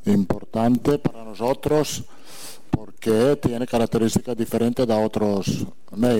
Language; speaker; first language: Portuguese; non-native, learner; Italian